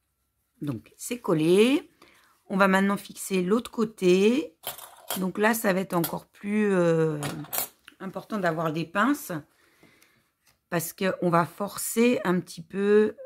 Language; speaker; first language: French; native; French